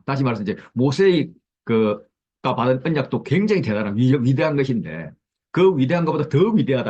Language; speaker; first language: Korean; native; Korean